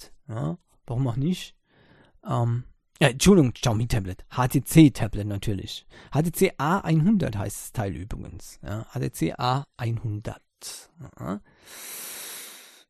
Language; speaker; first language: German; native; German